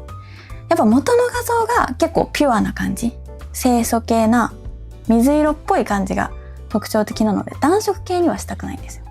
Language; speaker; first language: Japanese; native; Japanese